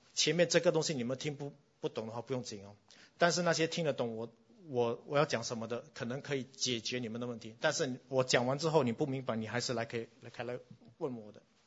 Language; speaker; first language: Chinese; native; Chinese